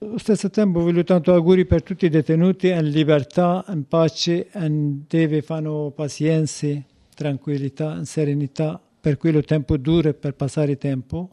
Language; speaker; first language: Italian; non-native, learner; Kurdish